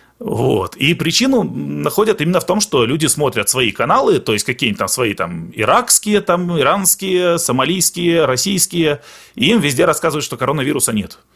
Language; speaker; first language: Russian; early bilingual, other home language; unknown